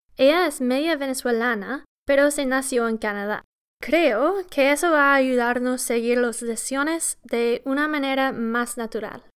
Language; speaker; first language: Spanish; non-native, learner; English